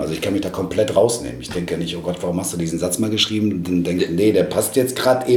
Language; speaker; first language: German; native; German